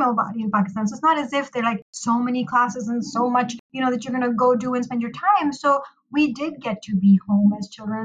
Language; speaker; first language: English; non-native, local second language; Urdu